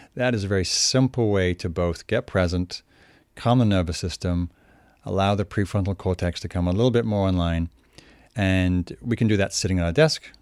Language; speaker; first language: English; native; English